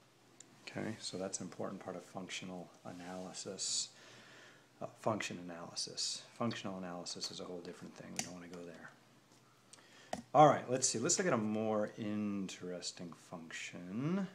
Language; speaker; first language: English; native; English